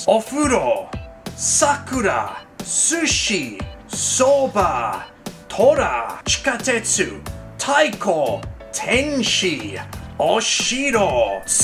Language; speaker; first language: Japanese; non-native, learner; English